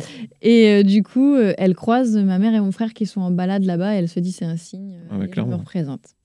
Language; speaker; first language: French; native; French